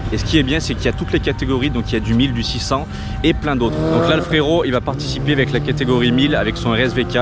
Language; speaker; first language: French; native; French